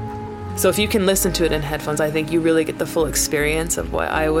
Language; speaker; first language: English; native; English